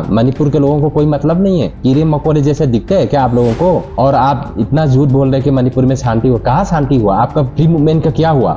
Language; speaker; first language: Hindi; non-native, local second language; Manipuri